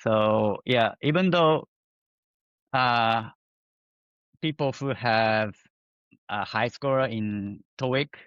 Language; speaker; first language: English; non-native, fluent; Japanese